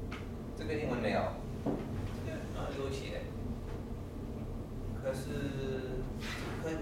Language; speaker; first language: Chinese; non-native, learner; English